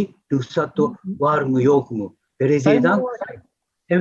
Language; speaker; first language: Turkish; non-native, fluent; Japanese